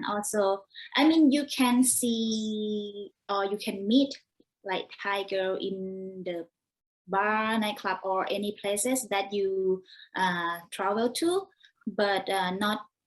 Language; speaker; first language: English; non-native, learner; Thai